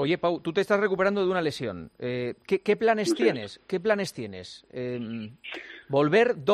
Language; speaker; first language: Spanish; native; Spanish